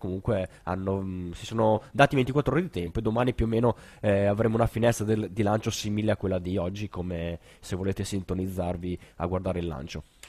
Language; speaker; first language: Italian; native; Italian